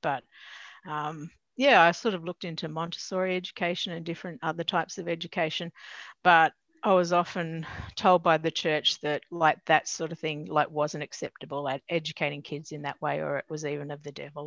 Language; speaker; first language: English; native; English